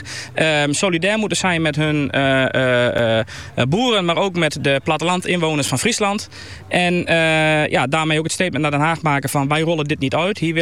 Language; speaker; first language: Dutch; native; Dutch